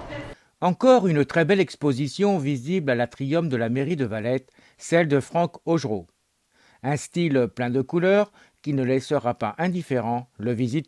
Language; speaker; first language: French; native; French